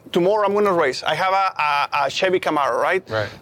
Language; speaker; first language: English; non-native, fluent; Spanish